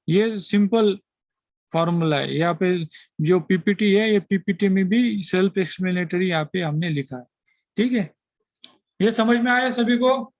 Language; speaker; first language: Hindi; non-native, local second language; Marathi